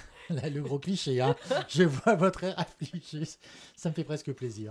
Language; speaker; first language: French; native; French